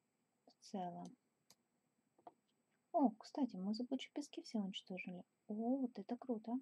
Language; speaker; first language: Russian; native; Russian